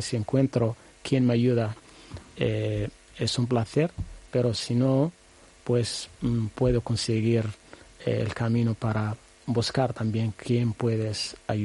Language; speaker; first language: Spanish; non-native, learner; Arabic